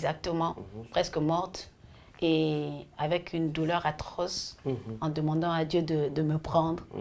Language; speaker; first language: French; non-native, local second language; Lingala